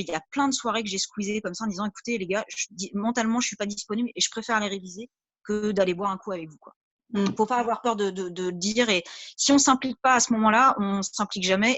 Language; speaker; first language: French; native; French